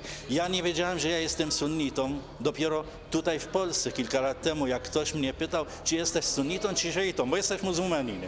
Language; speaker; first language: Polish; non-native, fluent; Arabic